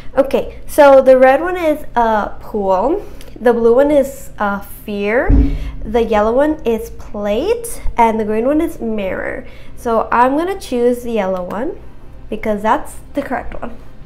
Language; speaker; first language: English; native; English